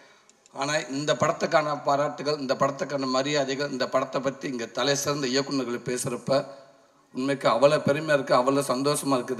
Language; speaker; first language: Tamil; native; Tamil